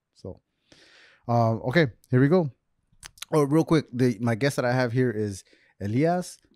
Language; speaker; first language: English; early bilingual, other home language; Spanish